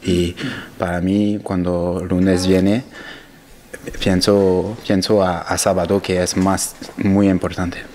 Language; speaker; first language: Spanish; non-native, learner; French